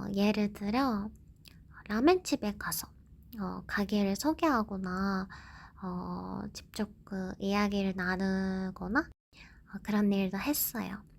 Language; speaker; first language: Korean; non-native, fluent; Japanese